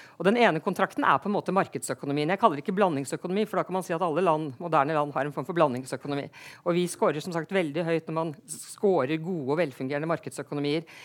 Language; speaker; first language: Norwegian; native; Norwegian